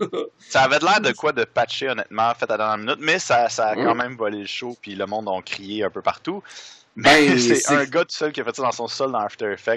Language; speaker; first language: French; native; French